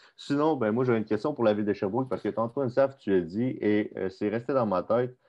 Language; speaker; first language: French; native; French